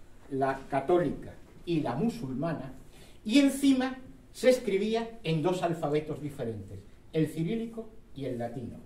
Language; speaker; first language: Spanish; native; Spanish